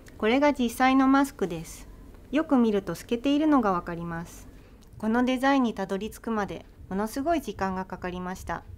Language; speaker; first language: Japanese; native; Japanese